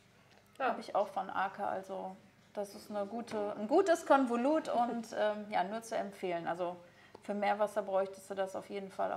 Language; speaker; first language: German; native; German